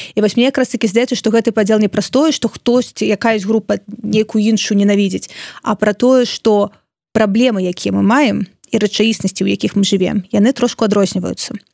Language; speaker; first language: Belarusian; non-native, local second language; Russian